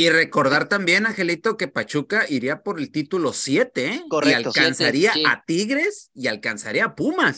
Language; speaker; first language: Spanish; native; Spanish